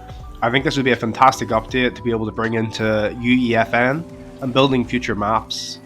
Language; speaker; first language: English; native; English